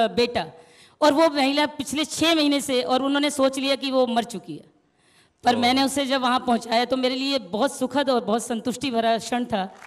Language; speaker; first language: Hindi; native; Hindi